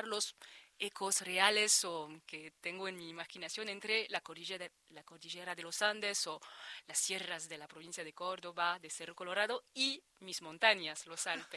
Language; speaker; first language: Spanish; non-native, fluent; French